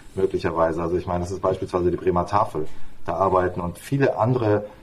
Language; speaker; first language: German; native; German